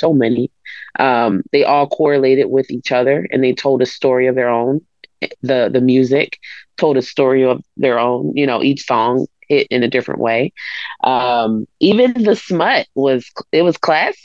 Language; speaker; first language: English; native; English